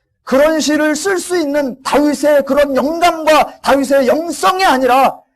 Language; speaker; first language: Korean; native; Korean